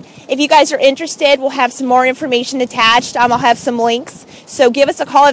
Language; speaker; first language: English; native; English